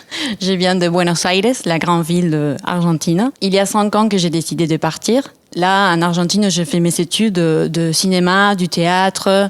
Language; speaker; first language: French; non-native, fluent; Spanish